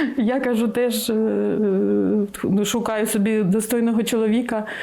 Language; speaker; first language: Ukrainian; non-native, local second language; Russian